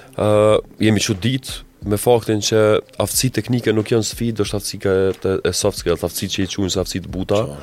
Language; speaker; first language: Albanian; native; Albanian